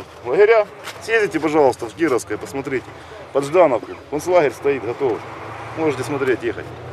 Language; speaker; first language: Russian; native; Russian